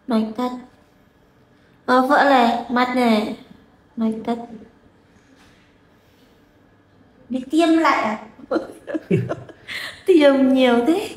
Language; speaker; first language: Vietnamese; non-native, learner; Indonesian